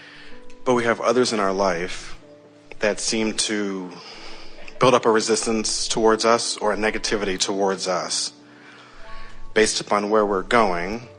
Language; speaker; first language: English; native; English